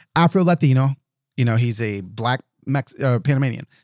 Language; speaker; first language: English; early bilingual, other home language; Yoruba